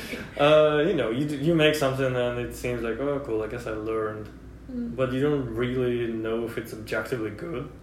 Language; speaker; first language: English; non-native, fluent; Russian